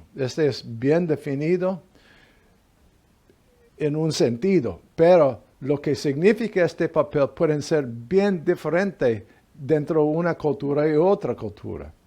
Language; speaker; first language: Spanish; non-native, fluent; English